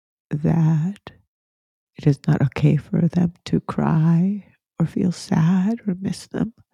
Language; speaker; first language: English; early bilingual, other home language; Spanish